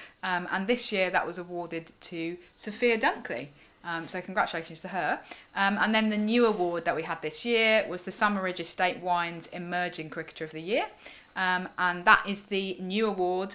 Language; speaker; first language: English; native; English